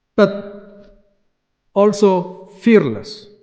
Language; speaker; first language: English; non-native, local second language; Amharic